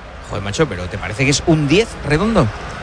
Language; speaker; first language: Spanish; native; Spanish